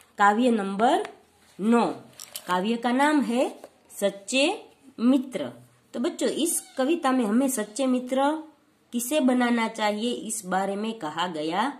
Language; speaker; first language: Hindi; non-native, local second language; Gujarati